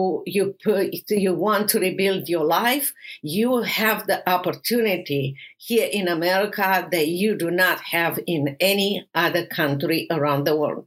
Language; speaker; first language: English; non-native, fluent; Romanian